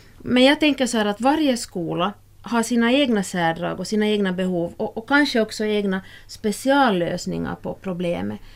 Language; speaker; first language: Swedish; native; Swedish